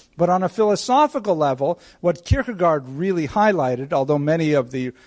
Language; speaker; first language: English; native; English